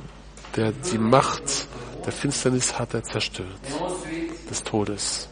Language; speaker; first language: German; non-native, fluent; French